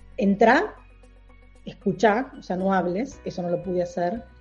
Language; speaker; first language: Spanish; native; Spanish